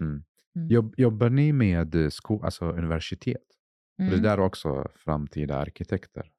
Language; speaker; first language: Swedish; non-native, fluent; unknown